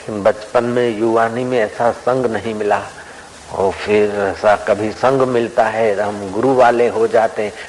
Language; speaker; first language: Hindi; non-native, local second language; Sindhi